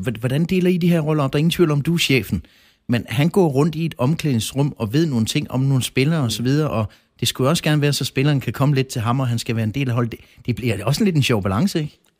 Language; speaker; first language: Danish; native; Danish